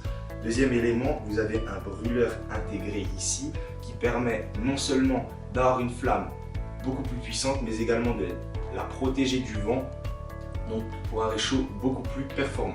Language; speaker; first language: French; native; French